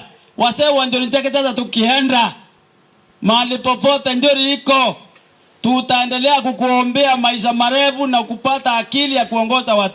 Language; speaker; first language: Swahili; non-native, local second language; Meru